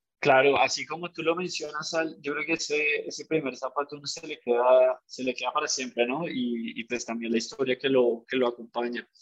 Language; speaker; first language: Spanish; native; Spanish